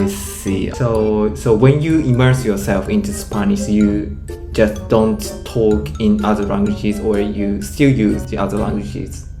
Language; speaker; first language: English; non-native, learner; Japanese